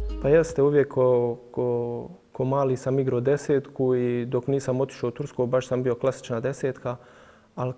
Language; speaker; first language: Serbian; early bilingual, heritage; Bosnian